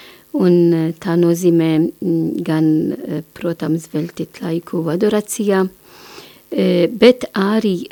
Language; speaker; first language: Latvian; non-native, learner; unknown